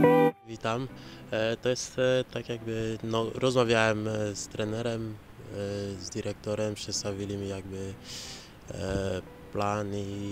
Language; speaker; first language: Polish; non-native, fluent; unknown